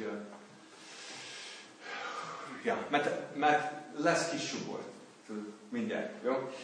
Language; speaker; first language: Hungarian; non-native, learner; English